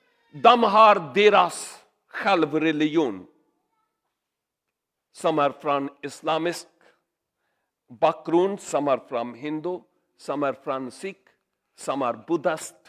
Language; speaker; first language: Swedish; non-native, learner; Urdu